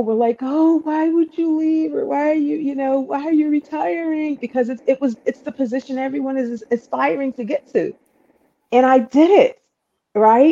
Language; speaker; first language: English; native; English